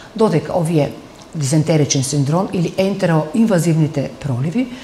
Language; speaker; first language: Macedonian; native; Macedonian